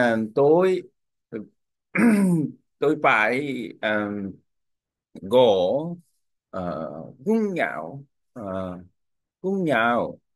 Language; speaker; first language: Vietnamese; non-native, learner; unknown